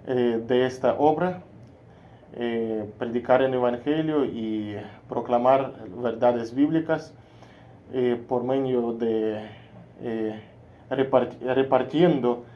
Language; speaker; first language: Spanish; non-native, learner; Russian